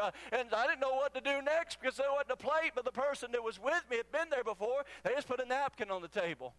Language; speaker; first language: English; native; English